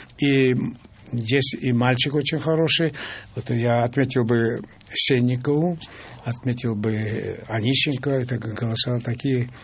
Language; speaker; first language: Russian; non-native, local second language; Georgian